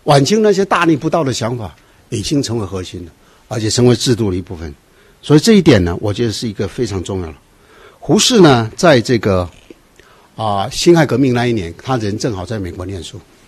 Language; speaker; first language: Chinese; native; Chinese